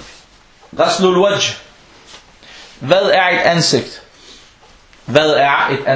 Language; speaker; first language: Danish; non-native, fluent; Arabic